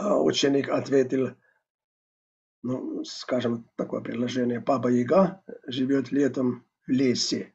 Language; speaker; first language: Russian; non-native, fluent; Finnish